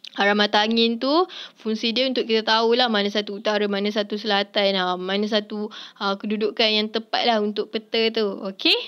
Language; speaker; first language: Malay; native; Malay